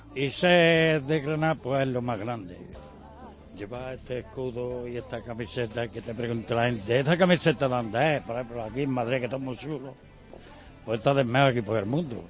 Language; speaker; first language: Spanish; native; Spanish